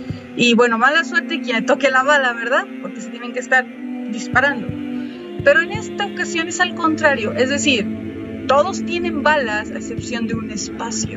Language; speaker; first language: Spanish; native; Spanish